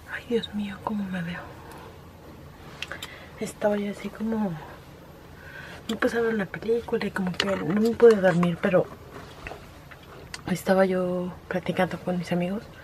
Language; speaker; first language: Spanish; native; Spanish